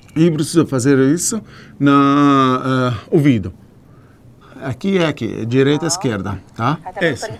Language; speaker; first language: Portuguese; non-native, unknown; Arabic